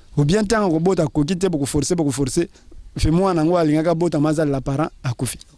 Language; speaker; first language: Lingala; native; Lingala